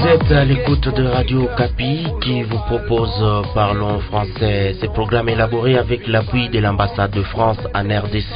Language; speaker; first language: French; non-native, local second language; Lingala